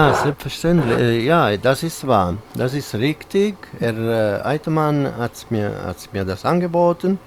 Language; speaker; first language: German; non-native, fluent; Italian